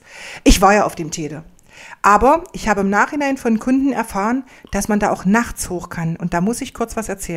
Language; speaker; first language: German; native; German